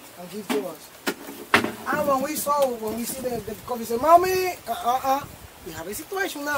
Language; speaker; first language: English; non-native, fluent; Spanish